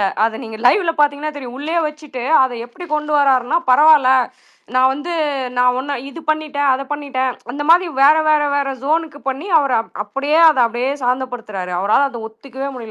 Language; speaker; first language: Tamil; native; Tamil